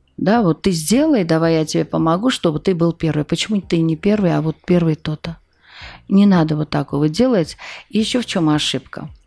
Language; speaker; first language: Russian; non-native, local second language; Armenian